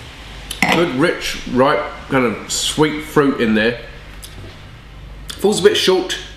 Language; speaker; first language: English; native; English